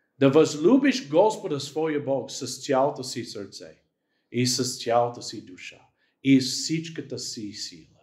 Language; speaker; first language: Bulgarian; non-native, fluent; English